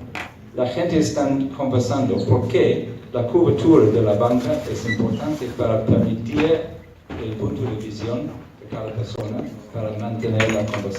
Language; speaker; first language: Spanish; non-native, fluent; English